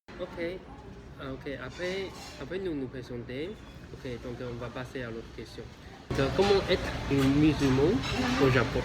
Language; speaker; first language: French; non-native, learner; Chinese